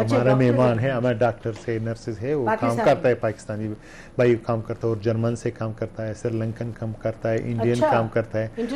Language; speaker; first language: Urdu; non-native, learner; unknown